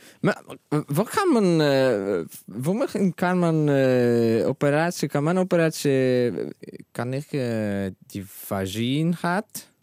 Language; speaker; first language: Dutch; non-native, learner; Norwegian